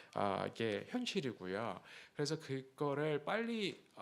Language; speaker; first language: Korean; non-native, fluent; Russian